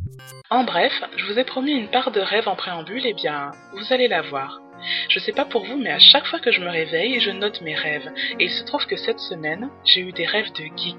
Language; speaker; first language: French; native; French